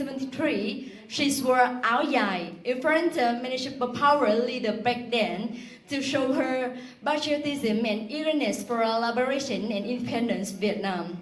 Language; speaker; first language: English; non-native, fluent; Vietnamese